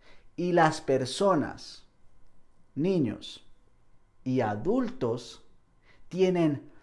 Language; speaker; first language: Spanish; non-native, fluent; English